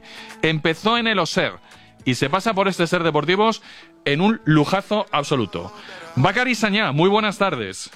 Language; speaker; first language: Spanish; native; Spanish